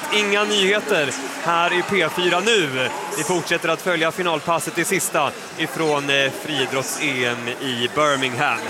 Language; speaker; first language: Swedish; native; Swedish